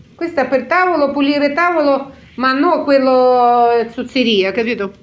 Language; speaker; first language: Italian; non-native, learner; Russian